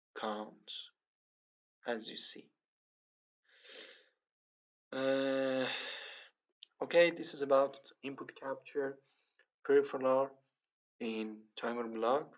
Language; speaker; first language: English; non-native, learner; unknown